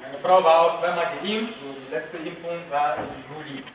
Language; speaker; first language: German; non-native, fluent; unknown